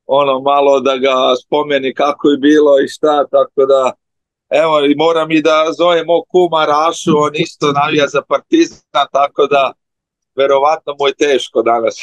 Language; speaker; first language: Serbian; early bilingual, heritage; Slovenian